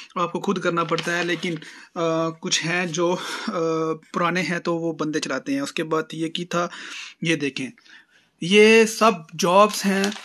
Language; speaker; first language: Urdu; non-native, local second language; Punjabi